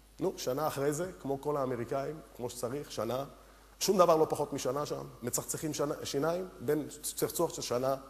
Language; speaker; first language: Hebrew; early bilingual, other home language; Romanian